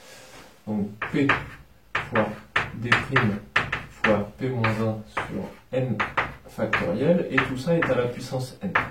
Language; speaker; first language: French; native; French